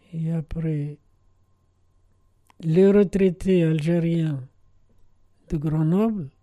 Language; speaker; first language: French; non-native, fluent; Arabic